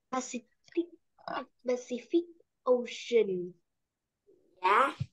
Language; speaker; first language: English; non-native, learner; Vietnamese